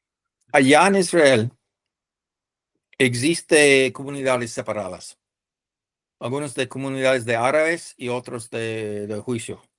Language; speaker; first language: Spanish; non-native, fluent; English